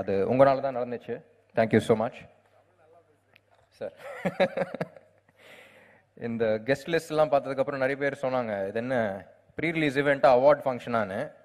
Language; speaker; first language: Tamil; non-native, local second language; Telugu